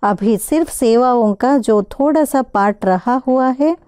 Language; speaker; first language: Hindi; non-native, local second language; Telugu